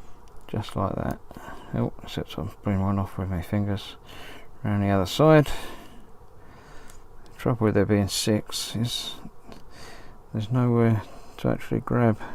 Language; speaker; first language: English; native; English